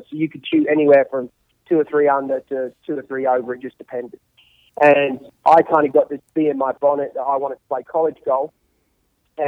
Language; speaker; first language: English; native; English